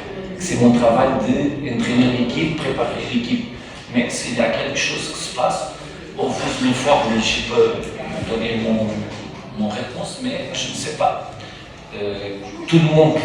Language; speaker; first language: French; non-native, fluent; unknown